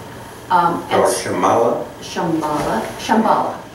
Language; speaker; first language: English; native; English